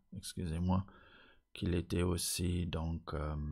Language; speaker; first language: French; non-native, fluent; Luxembourgish